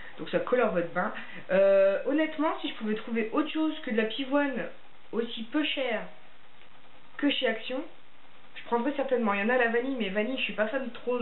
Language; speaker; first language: French; native; French